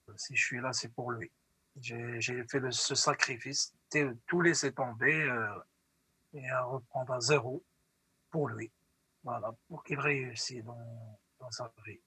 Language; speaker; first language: French; non-native, local second language; Arabic